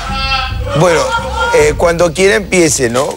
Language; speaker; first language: Spanish; native; Spanish